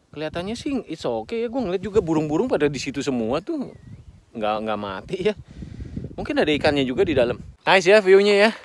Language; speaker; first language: Indonesian; native; Indonesian